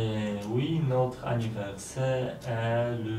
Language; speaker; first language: French; non-native, learner; Polish